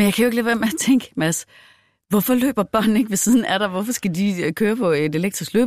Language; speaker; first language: Danish; native; Danish